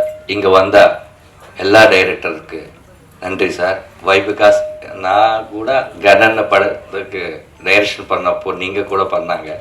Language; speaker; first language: Tamil; non-native, learner; Telugu